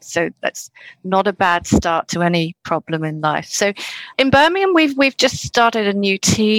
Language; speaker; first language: English; native; English